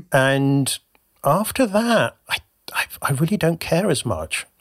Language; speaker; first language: English; native; English